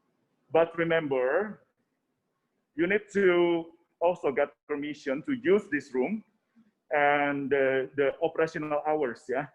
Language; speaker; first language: English; non-native, fluent; Indonesian